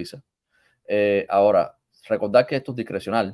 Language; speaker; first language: Spanish; native; Spanish